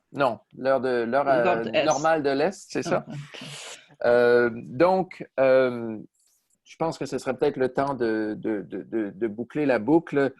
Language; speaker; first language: French; native; French